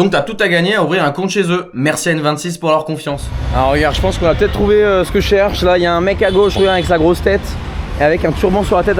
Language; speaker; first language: French; native; French